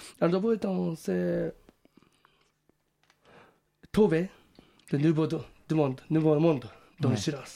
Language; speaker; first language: French; non-native, learner; Japanese